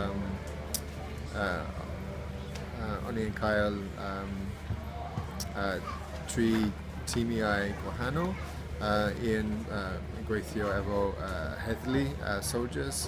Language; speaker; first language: Welsh; non-native, learner; English